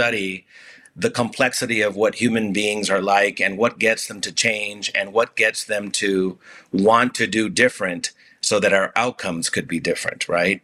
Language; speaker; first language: English; early bilingual, other home language; Spanish